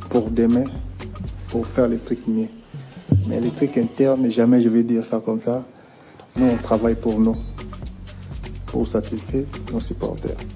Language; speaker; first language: French; non-native, local second language; Lingala